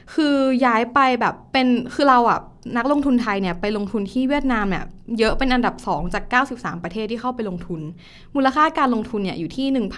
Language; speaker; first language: Thai; native; Thai